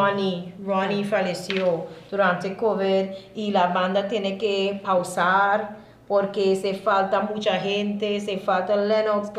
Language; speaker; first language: Spanish; non-native, learner; English